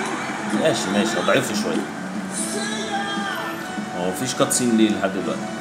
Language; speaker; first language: Arabic; native; Arabic